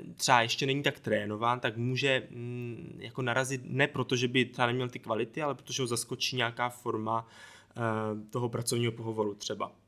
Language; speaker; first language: Czech; native; Czech